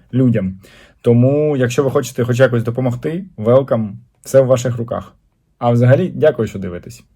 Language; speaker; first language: Ukrainian; non-native, local second language; Russian